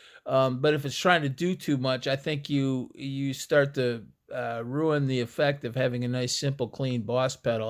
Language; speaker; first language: English; native; English